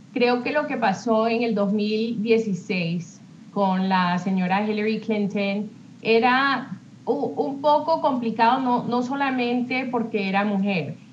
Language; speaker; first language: Spanish; early bilingual, heritage; Spanish